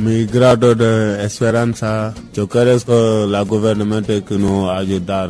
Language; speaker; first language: Spanish; non-native, learner; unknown